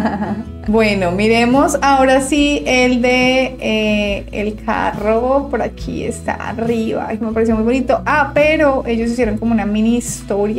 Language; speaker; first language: Spanish; native; Spanish